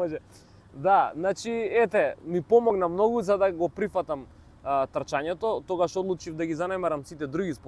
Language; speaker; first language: Macedonian; native; Macedonian